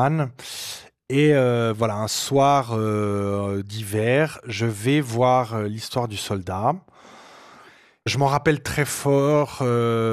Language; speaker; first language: French; native; French